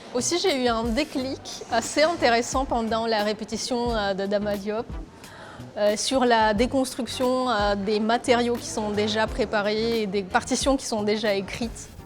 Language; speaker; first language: French; non-native, fluent; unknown